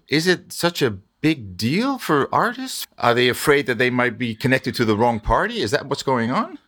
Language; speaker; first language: English; non-native, fluent; Dutch